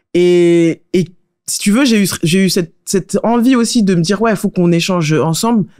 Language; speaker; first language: French; native; French